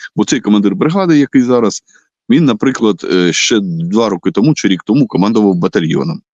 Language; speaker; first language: Ukrainian; non-native, local second language; Russian